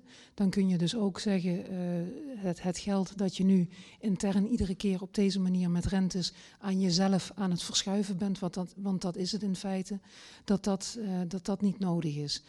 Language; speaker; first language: Dutch; native; Dutch